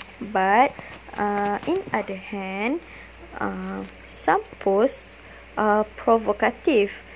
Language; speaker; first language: English; non-native, learner; Malay